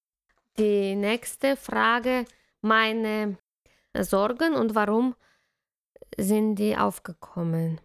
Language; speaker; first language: German; non-native, fluent; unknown